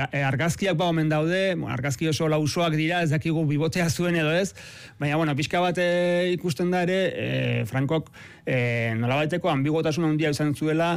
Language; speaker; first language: Basque; native; Basque